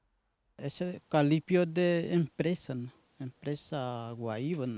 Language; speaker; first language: Portuguese; non-native, local second language; Guarani